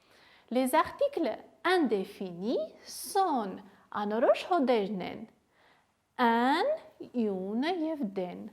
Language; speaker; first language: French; non-native, fluent; Armenian